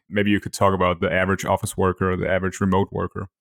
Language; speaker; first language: English; non-native, fluent; Danish